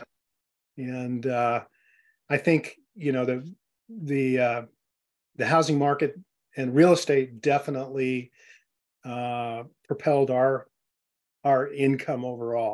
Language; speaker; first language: English; native; English